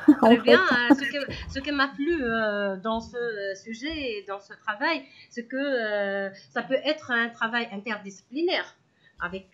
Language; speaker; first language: French; non-native, local second language; Arabic